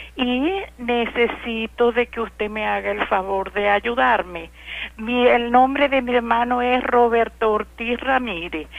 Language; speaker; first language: Spanish; native; Spanish